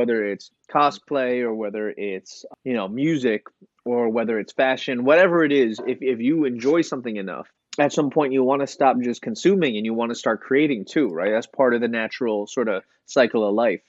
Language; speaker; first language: English; native; English